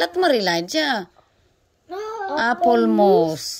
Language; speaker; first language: Dutch; non-native, learner; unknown